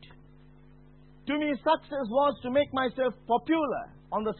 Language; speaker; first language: English; non-native, local second language; Sinhala